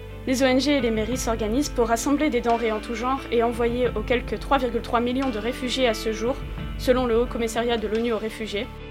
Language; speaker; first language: French; native; French